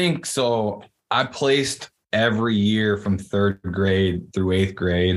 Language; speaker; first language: English; native; English